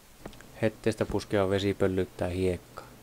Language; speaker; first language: Finnish; native; Finnish